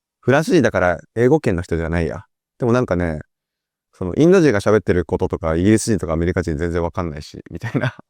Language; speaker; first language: Japanese; native; Japanese